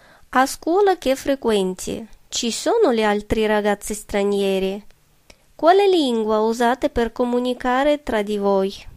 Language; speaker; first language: Italian; non-native, fluent; Russian